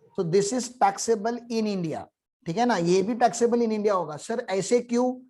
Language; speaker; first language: Hindi; non-native, local second language; Marathi